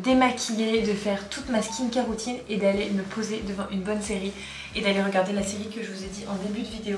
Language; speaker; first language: French; native; French